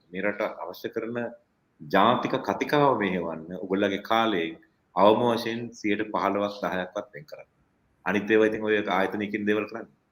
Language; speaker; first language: Sinhala; non-native, local second language; Tamil